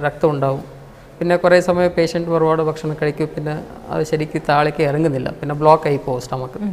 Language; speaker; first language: Malayalam; non-native, fluent; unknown